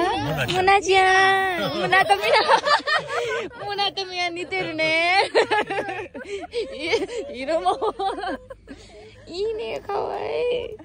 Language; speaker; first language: Japanese; non-native, learner; Nepali